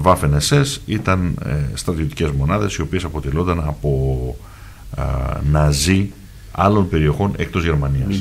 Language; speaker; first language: Greek; native; Greek